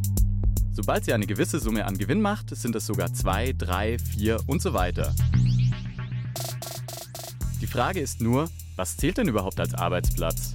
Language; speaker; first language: German; native; German